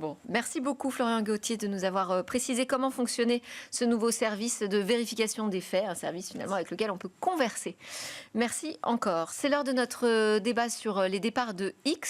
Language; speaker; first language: French; native; French